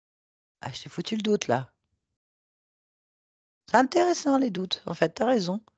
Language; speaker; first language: French; native; French